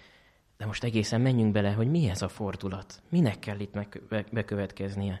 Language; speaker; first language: Hungarian; native; Hungarian